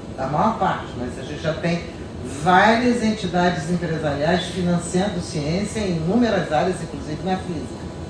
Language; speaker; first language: Portuguese; native; Portuguese